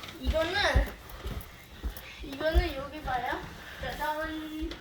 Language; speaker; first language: Korean; early bilingual, heritage; Korean